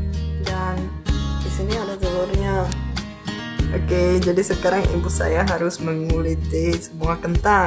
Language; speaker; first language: Indonesian; non-native, fluent; Czech